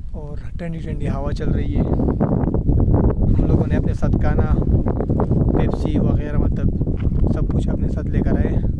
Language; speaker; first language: Urdu; non-native, local second language; Pashto